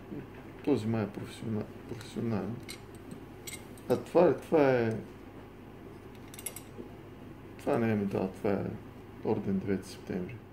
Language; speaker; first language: Bulgarian; native; Bulgarian